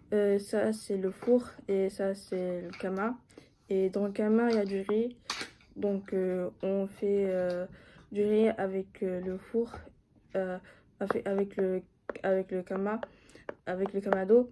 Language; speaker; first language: French; non-native, fluent; Japanese